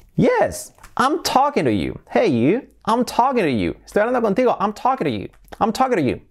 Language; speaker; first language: English; non-native, fluent; Spanish